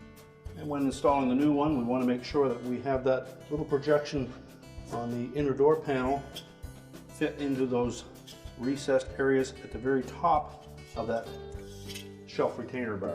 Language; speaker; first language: English; native; English